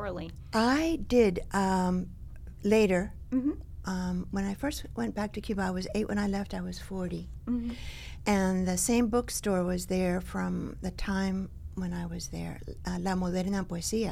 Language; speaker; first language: English; early bilingual, other home language; Spanish